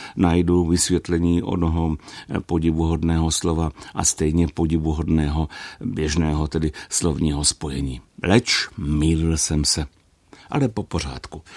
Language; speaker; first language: Czech; native; Czech